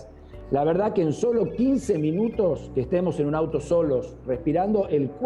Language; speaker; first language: Spanish; native; Spanish